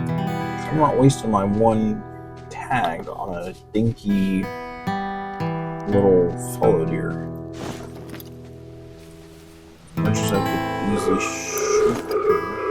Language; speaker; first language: English; native; English